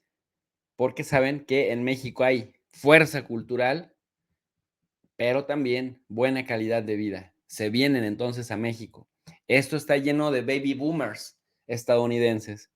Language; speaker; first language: Spanish; native; Spanish